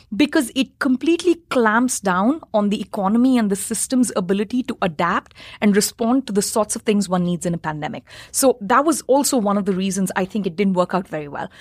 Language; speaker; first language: English; non-native, local second language; Hindi